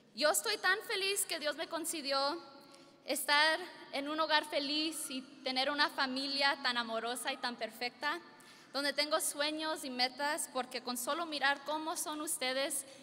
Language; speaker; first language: Spanish; early bilingual, heritage; Spanish